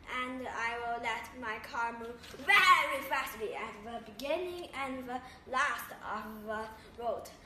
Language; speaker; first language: English; non-native, learner; Chinese